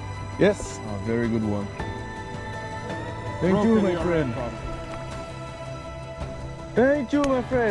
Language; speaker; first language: English; non-native, learner; French